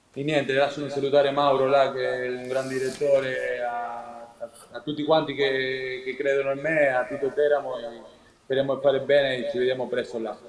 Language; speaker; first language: Italian; non-native, fluent; Spanish